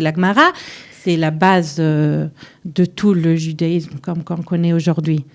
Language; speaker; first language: French; early bilingual, heritage; French